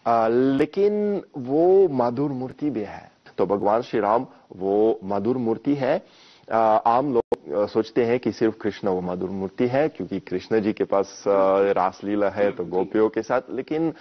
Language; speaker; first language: Hindi; non-native, fluent; Russian